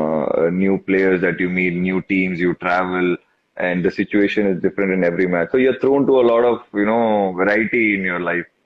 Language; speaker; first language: English; non-native, local second language; Tamil